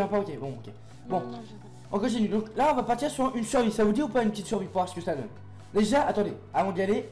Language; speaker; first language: French; native; French